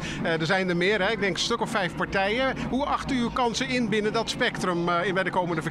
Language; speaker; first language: Dutch; native; Dutch